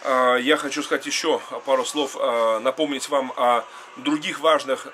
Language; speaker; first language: Russian; native; Russian